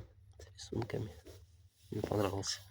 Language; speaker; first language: Russian; non-native, local second language; Yakut